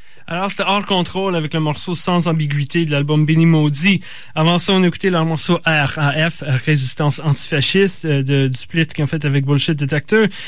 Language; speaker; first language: French; native; French